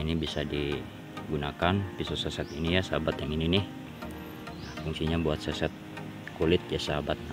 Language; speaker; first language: Indonesian; non-native, local second language; Sundanese